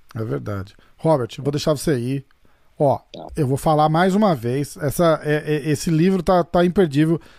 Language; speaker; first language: Portuguese; native; Portuguese